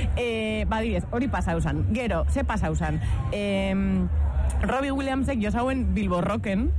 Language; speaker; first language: Basque; native; Basque